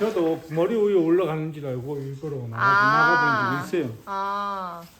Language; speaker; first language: Korean; non-native, fluent; Mongolian